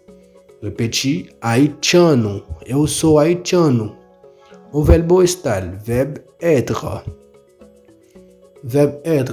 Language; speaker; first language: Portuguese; non-native, learner; Haitian Creole